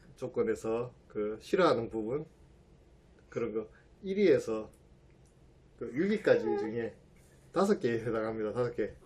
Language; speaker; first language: Korean; native; Korean